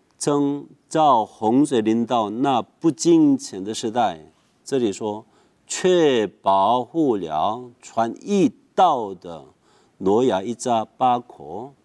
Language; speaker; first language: Chinese; non-native, fluent; Korean